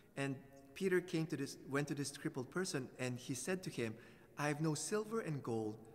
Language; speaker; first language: English; non-native, local second language; Filipino